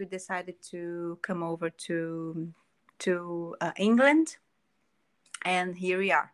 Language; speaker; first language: English; non-native, fluent; Portuguese